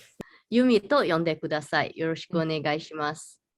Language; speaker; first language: Japanese; non-native, learner; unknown